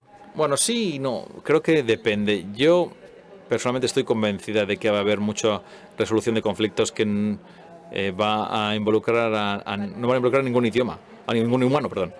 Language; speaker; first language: Spanish; non-native, fluent; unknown